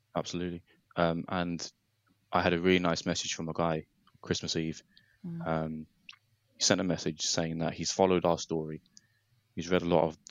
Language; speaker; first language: English; native; English